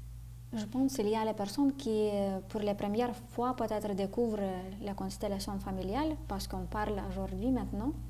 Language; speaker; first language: French; non-native, fluent; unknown